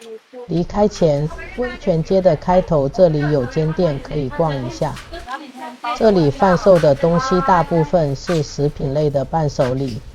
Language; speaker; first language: Chinese; native; Chinese